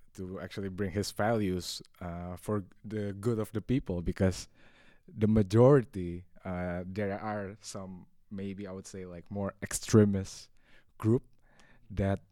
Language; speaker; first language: English; non-native, fluent; Indonesian